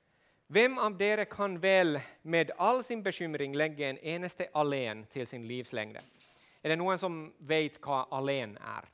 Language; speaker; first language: Swedish; non-native, local second language; Finnish